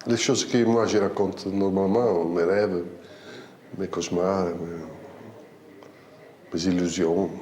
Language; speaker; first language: French; non-native, fluent; Italian